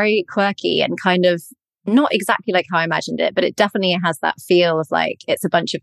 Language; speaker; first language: English; native; English